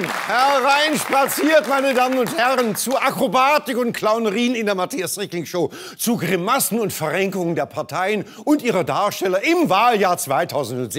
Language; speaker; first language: German; native; German